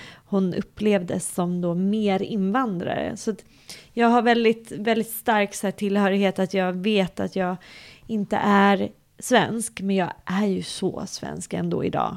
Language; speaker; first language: Swedish; early bilingual, other home language; English